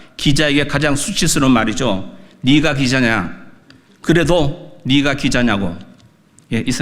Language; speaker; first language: Korean; native; Korean